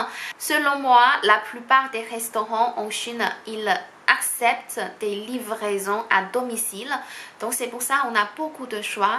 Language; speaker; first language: French; non-native, fluent; Chinese